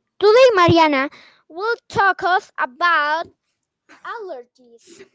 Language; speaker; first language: English; non-native, learner; Spanish